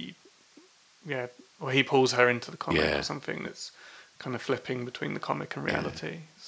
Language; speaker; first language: English; native; English